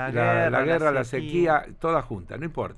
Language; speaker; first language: Spanish; native; Spanish